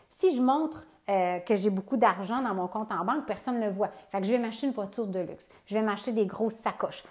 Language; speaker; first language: French; native; French